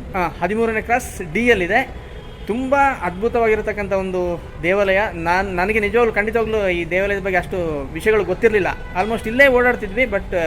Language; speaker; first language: Kannada; native; Kannada